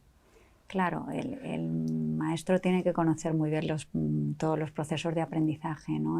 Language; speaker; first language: Spanish; native; Spanish